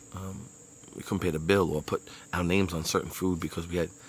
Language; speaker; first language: English; native; English